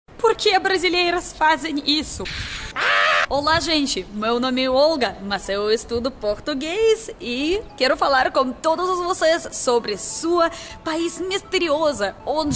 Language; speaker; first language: Portuguese; non-native, learner; Russian